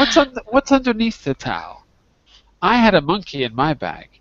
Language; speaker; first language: English; native; English